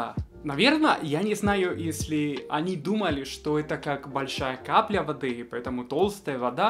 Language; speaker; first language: Russian; non-native, fluent; Spanish